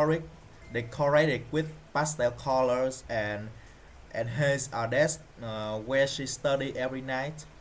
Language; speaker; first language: English; non-native, learner; Vietnamese